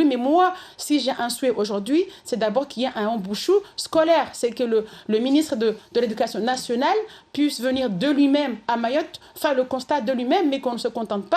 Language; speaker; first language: French; non-native, local second language; Comorian